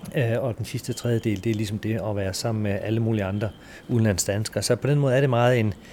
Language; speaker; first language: Danish; native; Danish